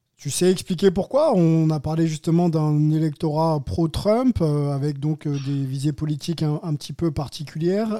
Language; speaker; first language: French; native; French